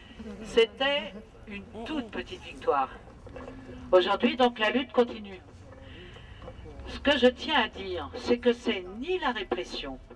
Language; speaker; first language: French; native; French